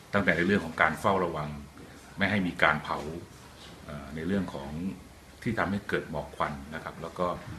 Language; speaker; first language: Thai; native; Thai